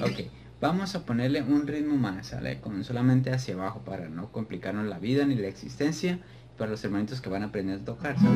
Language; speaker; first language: Spanish; native; Spanish